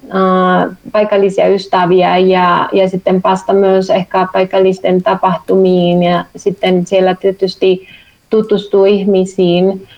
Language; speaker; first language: Finnish; non-native, fluent; Spanish